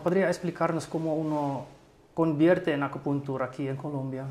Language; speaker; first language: Spanish; non-native, fluent; English